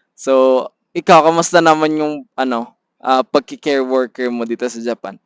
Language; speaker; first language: Filipino; native; Filipino